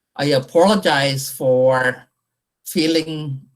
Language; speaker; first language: English; non-native, local second language; Malayalam